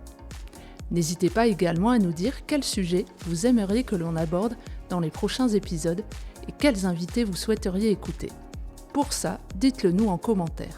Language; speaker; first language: French; native; French